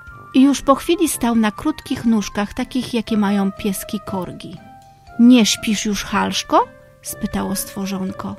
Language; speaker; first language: Polish; native; Polish